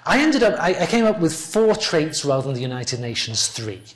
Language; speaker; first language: English; native; English